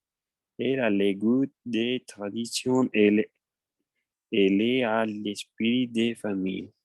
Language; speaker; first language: French; non-native, learner; Spanish